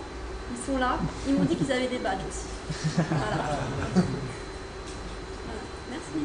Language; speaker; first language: French; native; French